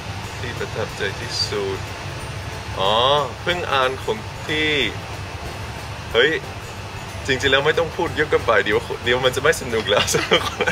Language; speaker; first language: Thai; non-native, fluent; Dutch